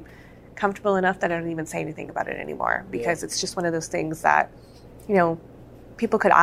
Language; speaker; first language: English; native; English